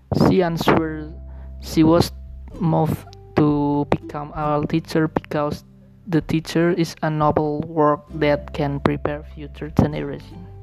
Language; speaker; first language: English; non-native, learner; Indonesian